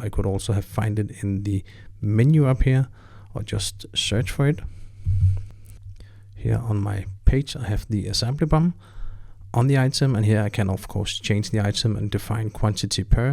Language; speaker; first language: English; non-native, fluent; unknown